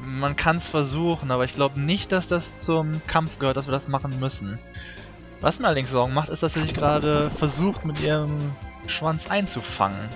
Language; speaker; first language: German; native; German